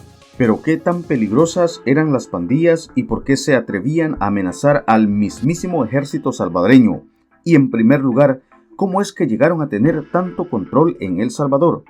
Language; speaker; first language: Spanish; native; Spanish